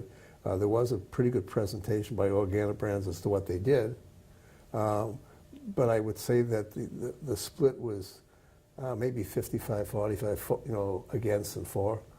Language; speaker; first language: English; native; English